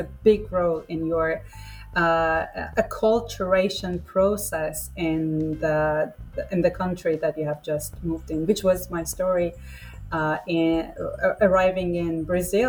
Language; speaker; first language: English; non-native, fluent; Persian